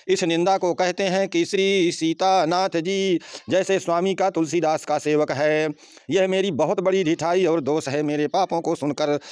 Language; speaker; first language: Hindi; native; Hindi